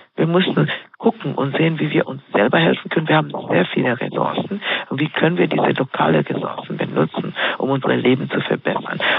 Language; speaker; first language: German; non-native, fluent; Swahili